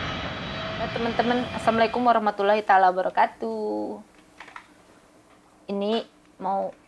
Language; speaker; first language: Indonesian; non-native, local second language; Javanese